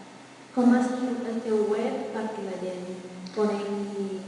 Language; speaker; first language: Catalan; non-native, fluent; Spanish